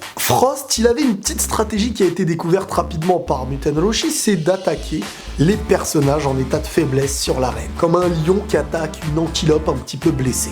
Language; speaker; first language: French; native; French